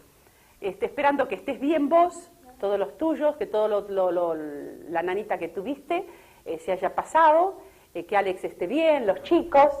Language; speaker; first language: Spanish; native; Spanish